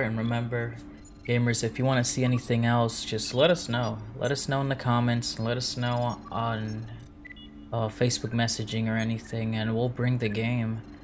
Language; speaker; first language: English; non-native, local second language; Spanish